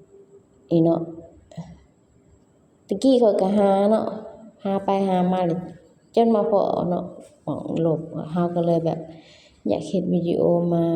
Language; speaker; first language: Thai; non-native, local second language; Lao